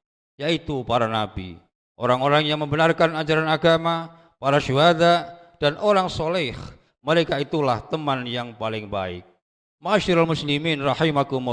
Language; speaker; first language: Indonesian; native; Indonesian